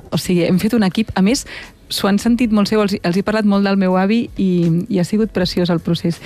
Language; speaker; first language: Catalan; native; Catalan